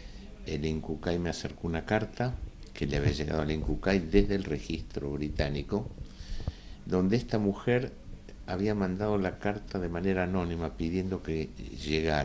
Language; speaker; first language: Spanish; native; Spanish